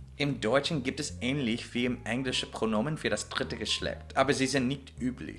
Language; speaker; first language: German; non-native, fluent; English